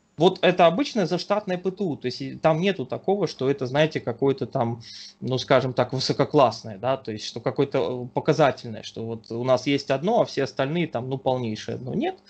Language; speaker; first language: Russian; native; Russian